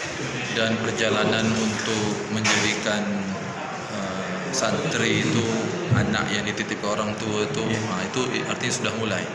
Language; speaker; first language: Indonesian; native; Indonesian